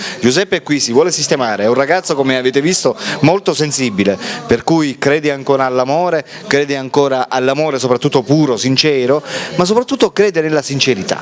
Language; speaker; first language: Italian; native; Italian